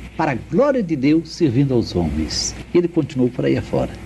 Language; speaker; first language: Portuguese; native; Portuguese